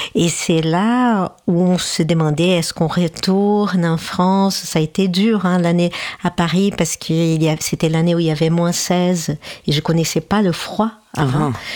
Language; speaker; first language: French; non-native, fluent; Portuguese